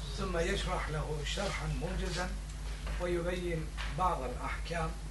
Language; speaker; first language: Arabic; non-native, fluent; Turkish